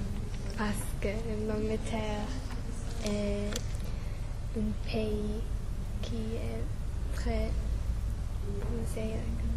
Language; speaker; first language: French; non-native, learner; English